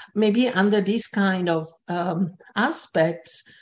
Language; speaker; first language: English; non-native, fluent; Italian